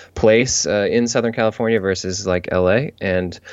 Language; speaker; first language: English; native; English